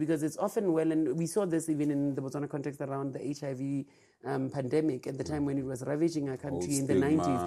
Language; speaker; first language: English; non-native, local second language; Tswana